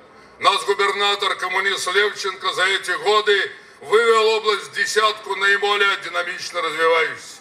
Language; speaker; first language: Russian; native; Russian